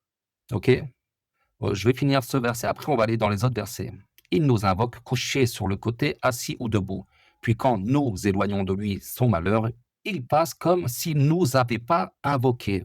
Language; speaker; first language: French; native; French